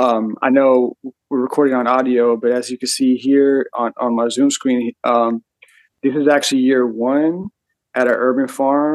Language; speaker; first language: English; native; English